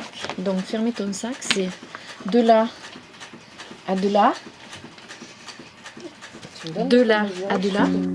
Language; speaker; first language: French; native; French